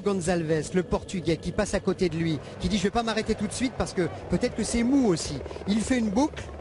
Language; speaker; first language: French; native; French